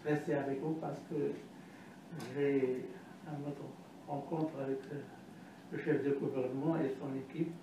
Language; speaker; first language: French; non-native, learner; Arabic